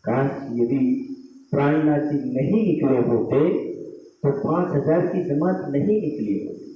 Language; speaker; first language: Hindi; non-native, local second language; Gujarati